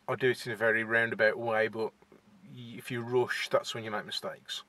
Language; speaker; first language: English; native; English